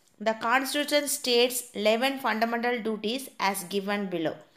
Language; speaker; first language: English; non-native, local second language; Tamil